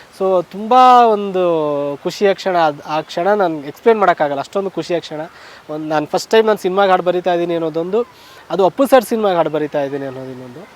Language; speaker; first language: Kannada; native; Kannada